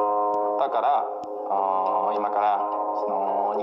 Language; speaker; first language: Japanese; non-native, learner; Chinese